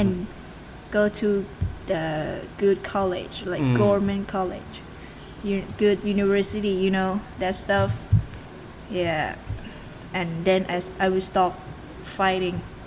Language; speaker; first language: English; non-native, learner; Thai